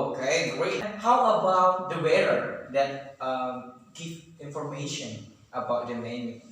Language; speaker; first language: English; non-native, learner; Indonesian